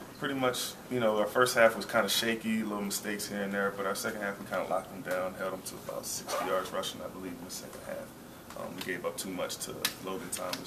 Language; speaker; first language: English; native; English